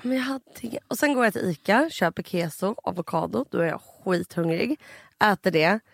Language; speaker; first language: Swedish; native; Swedish